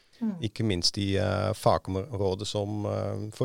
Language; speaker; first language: Norwegian; non-native, fluent; Dutch